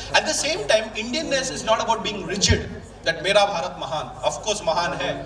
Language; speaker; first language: English; non-native, local second language; Malayalam